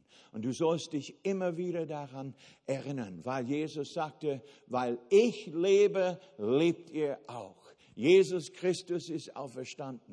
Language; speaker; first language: German; non-native, fluent; English